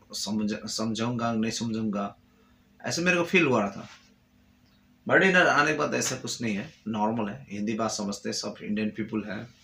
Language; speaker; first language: Hindi; non-native, fluent; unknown